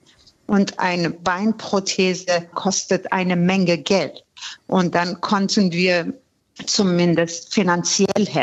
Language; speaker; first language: German; non-native, fluent; Persian